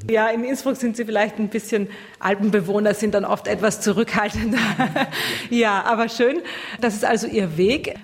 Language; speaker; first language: German; native; German